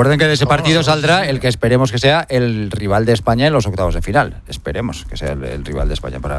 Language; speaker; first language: Spanish; native; Spanish